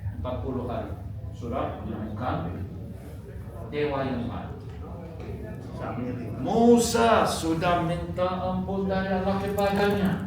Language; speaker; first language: Indonesian; non-native, fluent; Arabic